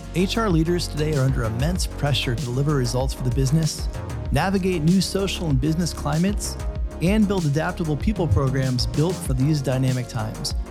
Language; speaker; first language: English; native; English